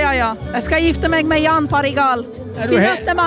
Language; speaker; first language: Norwegian; non-native, fluent; Polish